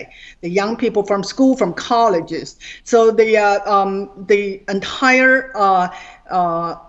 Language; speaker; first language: English; non-native, fluent; Chinese